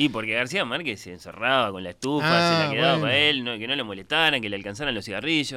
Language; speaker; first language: Spanish; native; Spanish